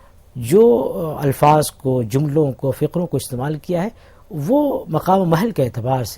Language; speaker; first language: Urdu; native; Urdu